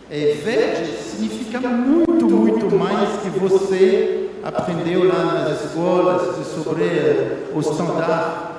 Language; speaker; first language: Portuguese; non-native, fluent; French